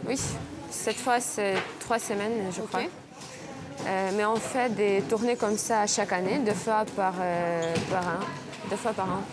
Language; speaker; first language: French; non-native, fluent; Ukrainian